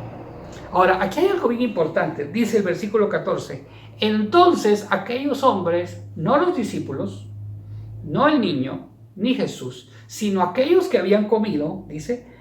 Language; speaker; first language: Spanish; native; Spanish